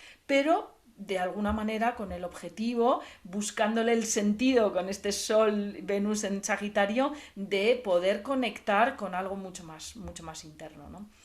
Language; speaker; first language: Spanish; native; Spanish